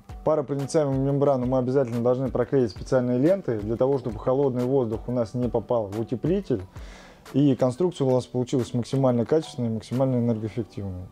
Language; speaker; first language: Russian; native; Russian